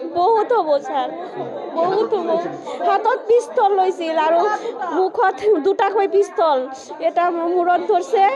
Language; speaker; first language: Assamese; native; Assamese